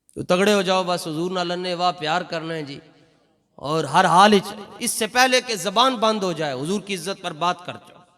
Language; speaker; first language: Urdu; non-native, local second language; Punjabi